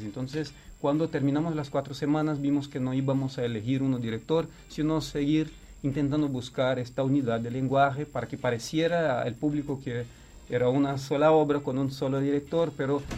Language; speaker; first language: Spanish; non-native, fluent; Portuguese